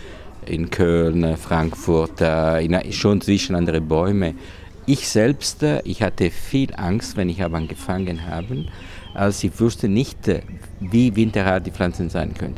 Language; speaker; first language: German; non-native, learner; Italian